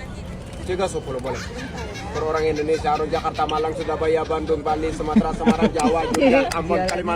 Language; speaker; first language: Indonesian; non-native, learner; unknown